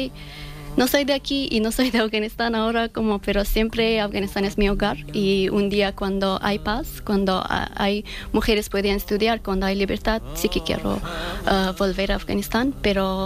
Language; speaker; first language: Spanish; non-native, learner; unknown